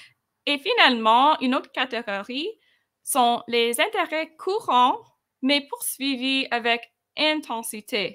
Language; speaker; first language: French; non-native, fluent; English